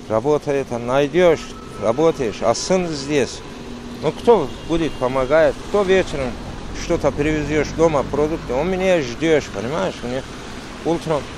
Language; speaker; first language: Russian; non-native, learner; Turkish